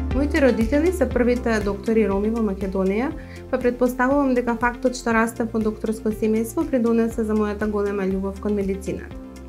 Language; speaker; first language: Macedonian; early bilingual, other home language; Croatian